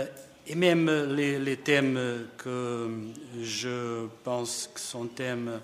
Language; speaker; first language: French; non-native, fluent; Portuguese